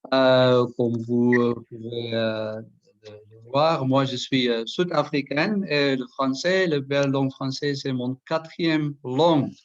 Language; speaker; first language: French; non-native, learner; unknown